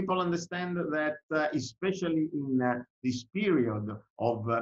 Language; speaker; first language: English; non-native, fluent; Italian